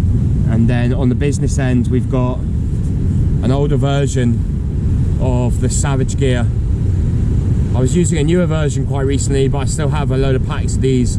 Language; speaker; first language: English; native; English